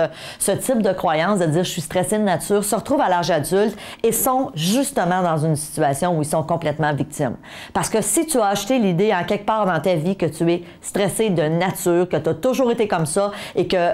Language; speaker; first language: French; native; French